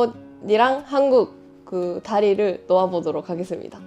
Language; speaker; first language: Korean; non-native, fluent; Japanese